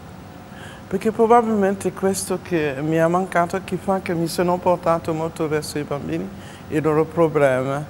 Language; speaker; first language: Italian; non-native, fluent; French